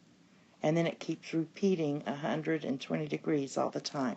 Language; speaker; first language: English; native; English